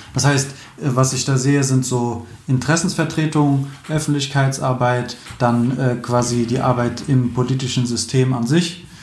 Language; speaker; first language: German; native; German